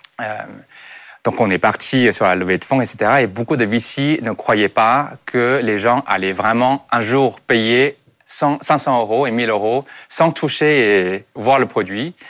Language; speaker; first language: French; non-native, fluent; Chinese